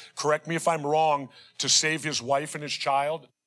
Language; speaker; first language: English; native; English